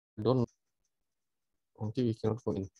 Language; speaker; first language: English; non-native, local second language; Malay